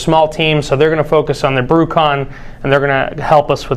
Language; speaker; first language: English; non-native, fluent; Spanish